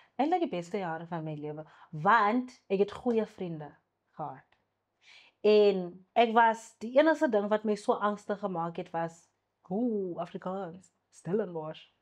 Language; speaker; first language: Afrikaans; non-native, local second language; Xhosa